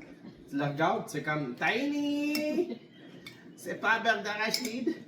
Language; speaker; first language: French; native; French